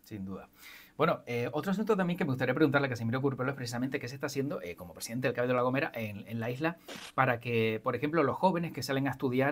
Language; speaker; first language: Spanish; native; Spanish